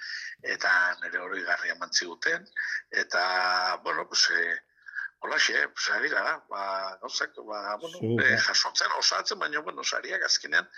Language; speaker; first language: Basque; native; Basque